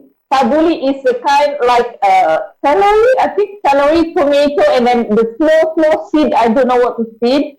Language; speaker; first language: English; non-native, learner; Indonesian